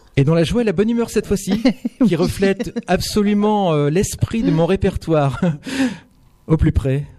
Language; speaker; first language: French; native; French